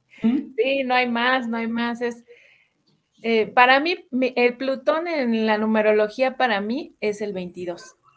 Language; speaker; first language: Spanish; native; Spanish